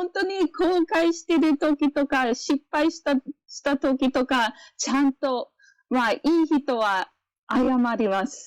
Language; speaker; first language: Japanese; non-native, fluent; English